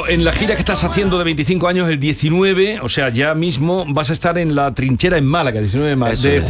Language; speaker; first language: Spanish; native; Spanish